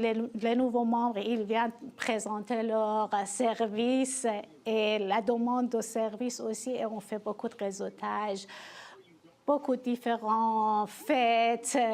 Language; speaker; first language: French; non-native, fluent; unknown